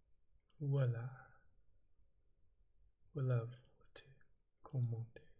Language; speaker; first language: French; non-native, learner; English